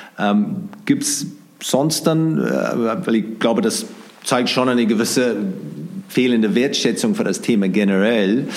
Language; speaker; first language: German; non-native, fluent; English